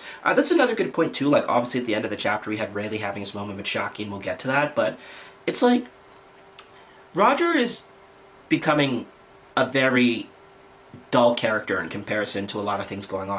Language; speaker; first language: English; native; English